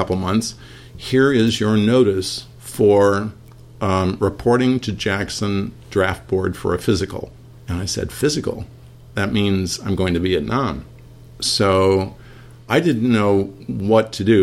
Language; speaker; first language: English; native; English